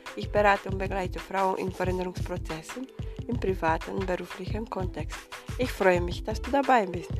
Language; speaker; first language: German; non-native, fluent; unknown